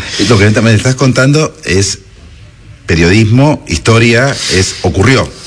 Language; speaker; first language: Spanish; native; Spanish